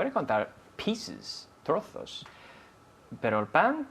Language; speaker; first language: Spanish; non-native, fluent; English